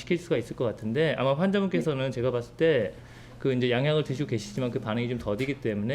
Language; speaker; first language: Korean; native; Korean